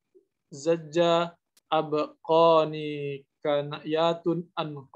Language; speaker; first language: Arabic; non-native, learner; Indonesian